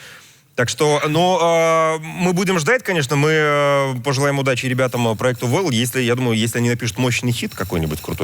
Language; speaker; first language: Russian; native; Russian